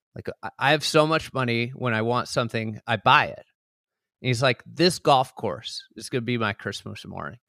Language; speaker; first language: English; native; English